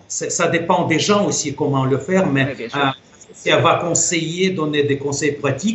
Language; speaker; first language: French; non-native, fluent; Russian